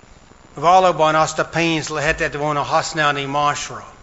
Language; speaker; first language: Hungarian; non-native, fluent; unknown